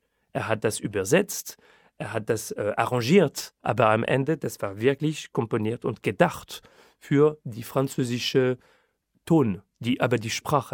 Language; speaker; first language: German; non-native, fluent; French